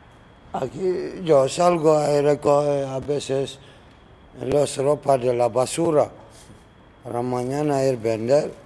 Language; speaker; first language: Spanish; non-native, learner; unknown